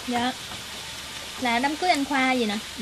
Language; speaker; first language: Vietnamese; native; Vietnamese